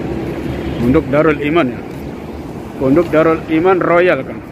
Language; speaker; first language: Indonesian; non-native, local second language; Javanese